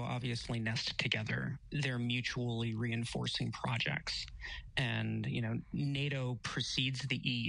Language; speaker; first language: English; native; English